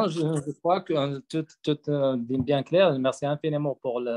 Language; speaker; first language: French; non-native, learner; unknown